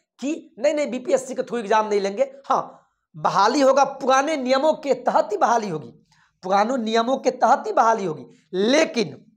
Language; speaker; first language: Hindi; native; Hindi